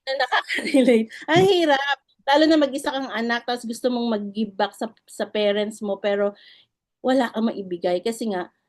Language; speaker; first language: Filipino; non-native, local second language; Iloko